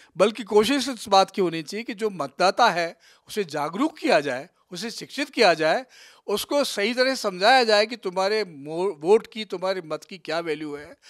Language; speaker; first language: Hindi; native; Hindi